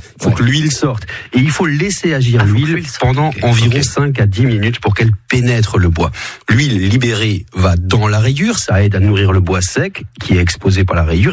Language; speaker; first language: French; native; French